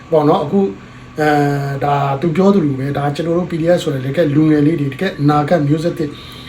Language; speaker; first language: Burmese; non-native, local second language; Karen languages